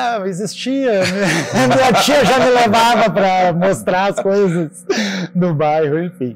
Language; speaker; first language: Portuguese; native; Portuguese